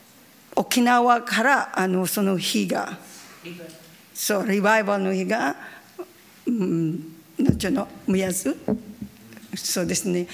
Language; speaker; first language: Japanese; non-native, learner; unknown